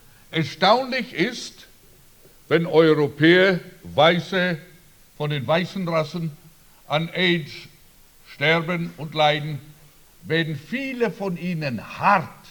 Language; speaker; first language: German; early bilingual, heritage; German